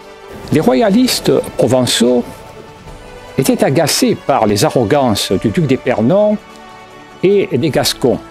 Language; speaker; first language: French; native; French